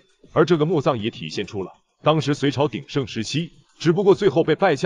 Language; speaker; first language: Chinese; native; Chinese